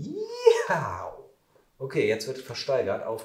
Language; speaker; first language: German; native; German